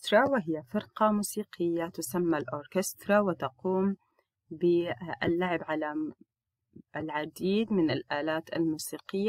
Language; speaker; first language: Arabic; native; Arabic